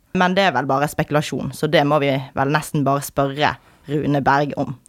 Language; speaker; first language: Norwegian; native; Norwegian